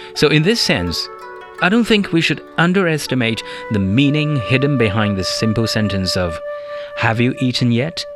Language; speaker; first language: English; non-native, fluent; Chinese